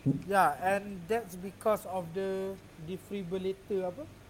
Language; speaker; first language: English; non-native, local second language; Malay